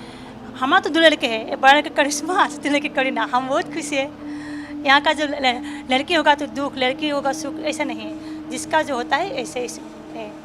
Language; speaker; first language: Hindi; non-native, local second language; Assamese